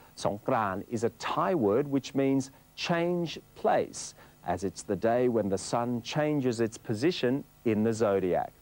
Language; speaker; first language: English; native; English